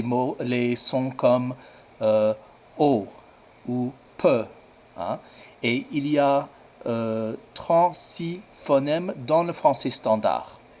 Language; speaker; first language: French; non-native, fluent; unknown